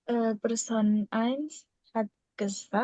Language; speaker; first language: German; non-native, learner; Indonesian